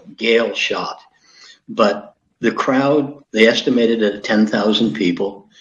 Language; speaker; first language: English; native; English